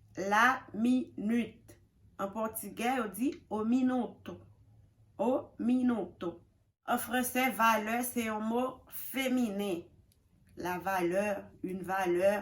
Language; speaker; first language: French; non-native, local second language; Haitian Creole